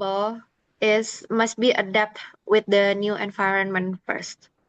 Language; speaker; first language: English; non-native, learner; Indonesian